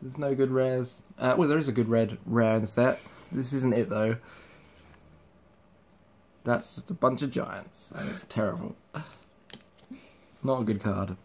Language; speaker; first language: English; native; English